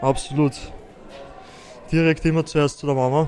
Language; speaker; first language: German; early bilingual, other home language; Serbian